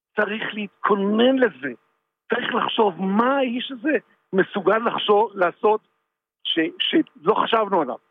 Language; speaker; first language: Hebrew; native; Hebrew